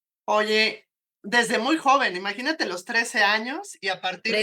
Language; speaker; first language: Spanish; native; Spanish